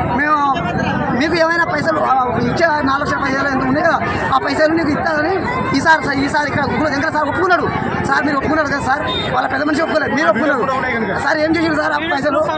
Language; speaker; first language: Telugu; non-native, local second language; Lambadi